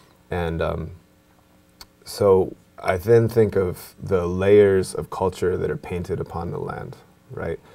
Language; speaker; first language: English; native; English